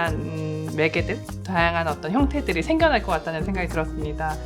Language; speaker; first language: Korean; native; Korean